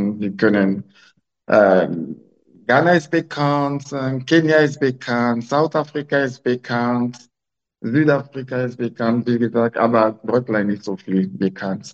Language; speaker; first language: German; non-native, learner; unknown